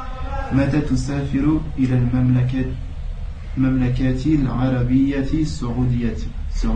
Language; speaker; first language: Arabic; non-native, learner; French